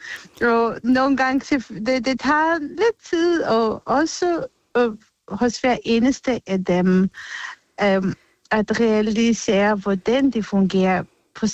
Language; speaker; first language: Danish; non-native, fluent; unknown